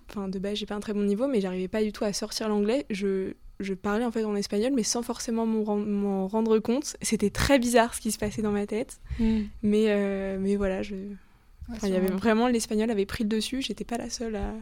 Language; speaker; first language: French; native; French